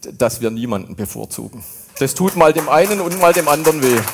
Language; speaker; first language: German; native; German